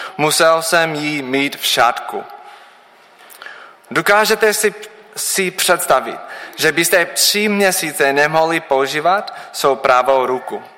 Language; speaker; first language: Czech; non-native, learner; English